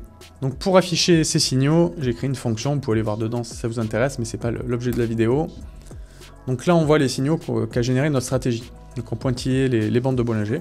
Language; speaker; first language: French; native; French